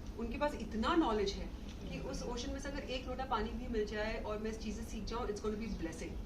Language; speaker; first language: Hindi; native; Hindi